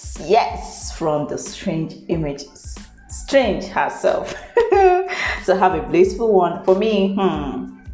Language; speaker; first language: English; non-native, local second language; Igbo